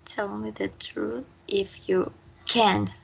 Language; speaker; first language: English; non-native, learner; Spanish